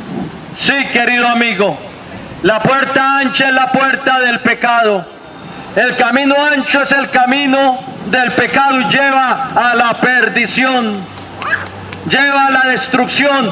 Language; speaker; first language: Spanish; native; Spanish